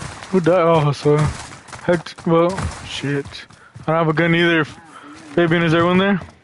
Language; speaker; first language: English; early bilingual, other home language; Spanish